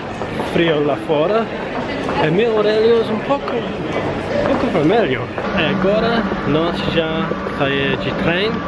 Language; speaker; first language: Portuguese; non-native, learner; English